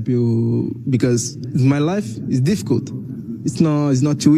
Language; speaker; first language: English; non-native, learner; Portuguese